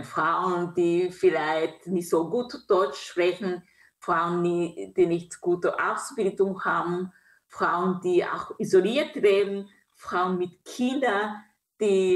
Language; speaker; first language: German; non-native, fluent; Kinyarwanda